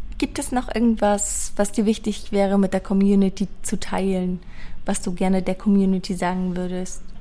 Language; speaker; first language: German; early bilingual, other home language; Persian